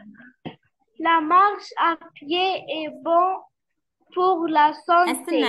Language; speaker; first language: French; non-native, local second language; Arabic